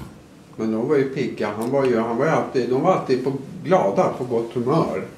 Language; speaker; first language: Swedish; native; Swedish